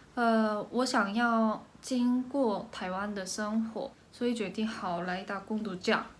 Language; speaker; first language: Chinese; non-native, fluent; Korean